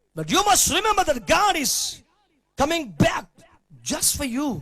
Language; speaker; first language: English; non-native, local second language; Telugu